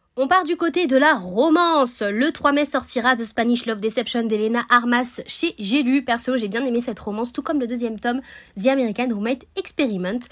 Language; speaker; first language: French; native; French